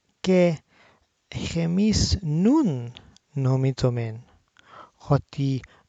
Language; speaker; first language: Greek; non-native, learner; English